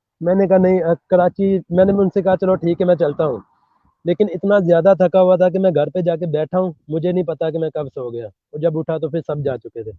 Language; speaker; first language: Urdu; non-native, local second language; Punjabi